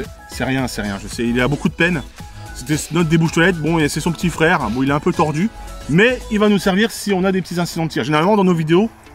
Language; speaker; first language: French; native; French